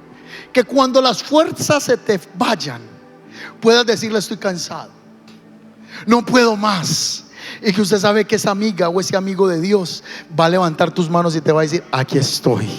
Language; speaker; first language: Spanish; native; Spanish